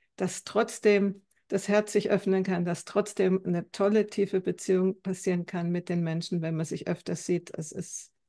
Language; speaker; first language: German; native; German